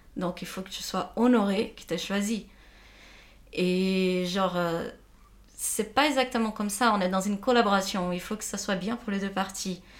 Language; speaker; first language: French; non-native, fluent; Portuguese